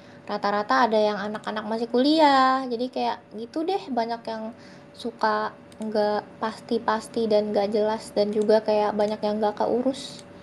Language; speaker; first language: Indonesian; native; Indonesian